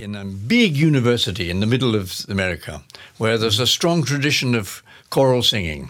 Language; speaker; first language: German; non-native, learner; English